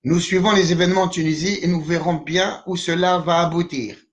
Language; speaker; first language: French; non-native, local second language; Arabic